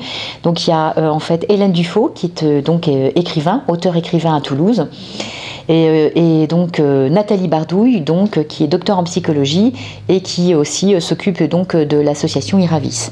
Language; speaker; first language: French; native; French